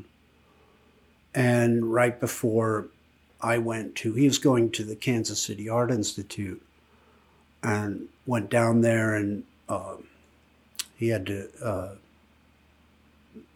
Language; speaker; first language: English; native; English